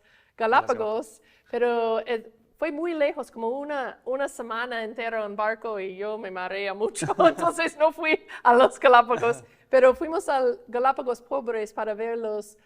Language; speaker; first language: Spanish; non-native, fluent; English